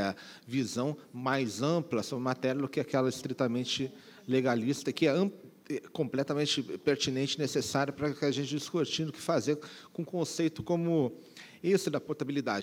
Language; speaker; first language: Portuguese; native; Portuguese